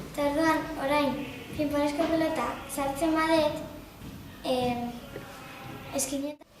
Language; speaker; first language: Basque; non-native, learner; Spanish